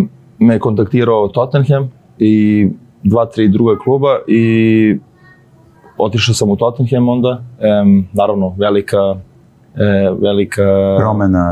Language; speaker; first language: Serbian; early bilingual, heritage; Serbian